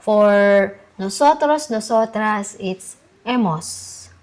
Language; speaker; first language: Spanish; non-native, learner; Filipino